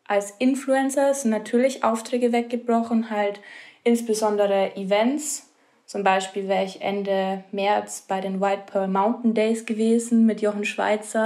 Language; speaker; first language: German; native; German